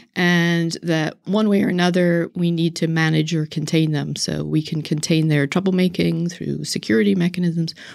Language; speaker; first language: English; native; English